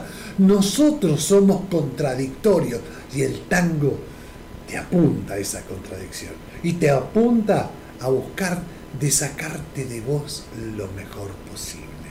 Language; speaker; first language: Spanish; native; Spanish